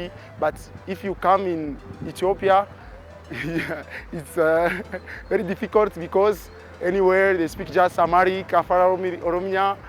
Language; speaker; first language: English; non-native, learner; French